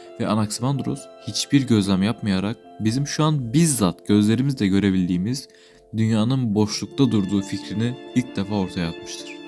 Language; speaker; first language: Turkish; native; Turkish